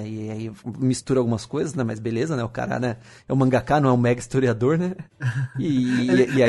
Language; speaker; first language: Portuguese; native; Portuguese